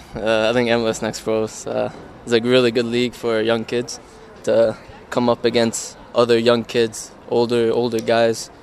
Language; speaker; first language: English; native; English